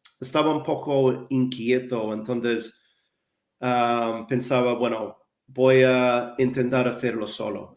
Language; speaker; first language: Spanish; non-native, fluent; English